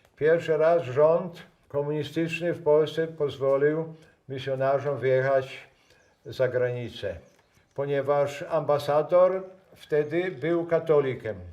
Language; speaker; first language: Polish; native; Polish